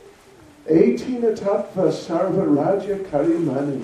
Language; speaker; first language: Russian; non-native, learner; English